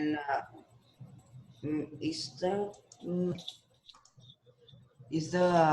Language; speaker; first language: English; non-native, learner; Vietnamese